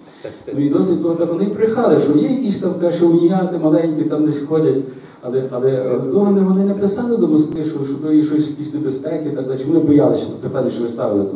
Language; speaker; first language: Ukrainian; native; Ukrainian